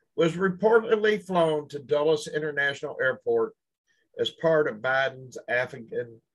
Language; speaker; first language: English; native; English